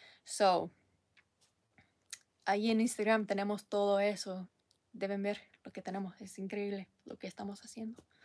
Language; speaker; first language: Spanish; non-native, fluent; English